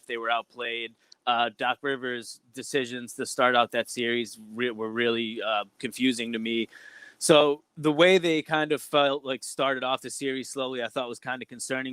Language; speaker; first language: English; native; English